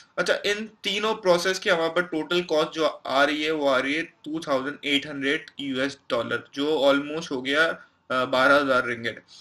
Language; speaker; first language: Hindi; non-native, local second language; Punjabi